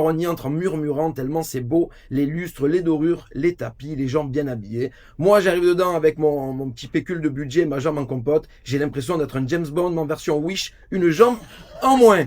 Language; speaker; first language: French; native; French